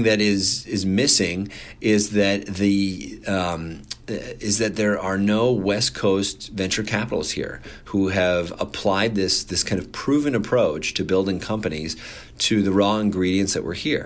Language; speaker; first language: English; native; English